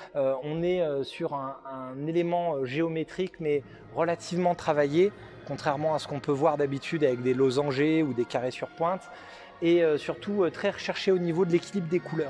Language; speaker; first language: French; native; French